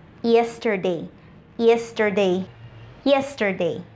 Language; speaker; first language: English; non-native, fluent; Spanish